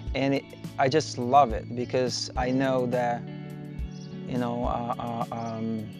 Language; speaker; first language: English; non-native, fluent; Portuguese